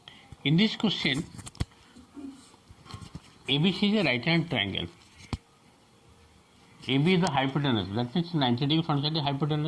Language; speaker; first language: English; non-native, local second language; Bangla